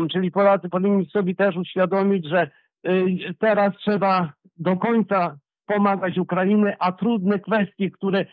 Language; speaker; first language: Polish; early bilingual, heritage; Polish